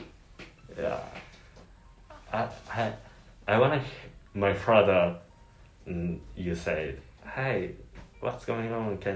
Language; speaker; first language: English; non-native, learner; Japanese